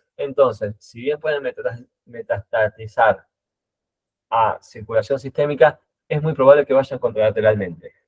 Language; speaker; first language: Spanish; native; Spanish